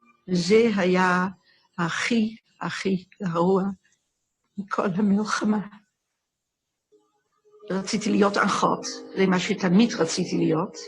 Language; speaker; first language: Hebrew; non-native, fluent; Dutch